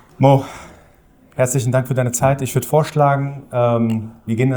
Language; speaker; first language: German; native; German